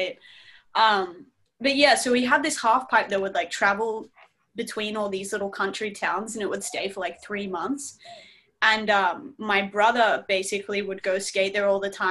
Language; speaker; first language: English; native; English